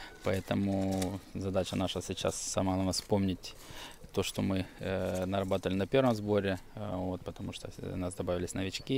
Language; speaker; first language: Russian; native; Russian